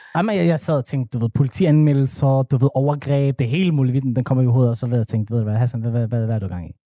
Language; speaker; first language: Danish; early bilingual, other home language; Somali